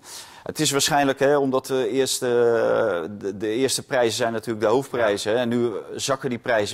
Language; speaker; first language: Dutch; native; Dutch